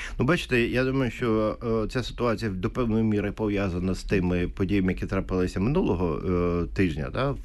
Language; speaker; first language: Ukrainian; native; Ukrainian